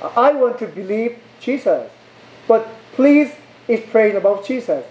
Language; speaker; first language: English; non-native, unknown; Korean